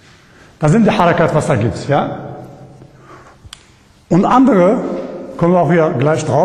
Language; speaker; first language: German; non-native, learner; Arabic